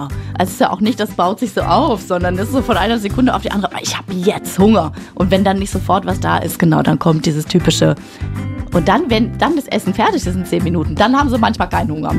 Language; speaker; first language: German; native; German